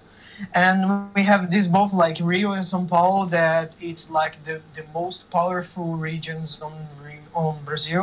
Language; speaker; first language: English; non-native, learner; Portuguese